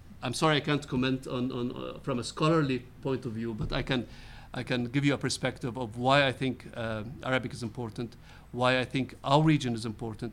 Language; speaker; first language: English; non-native, fluent; Arabic